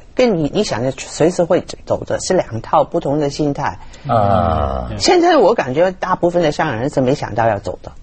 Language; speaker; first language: Chinese; non-native, fluent; Cantonese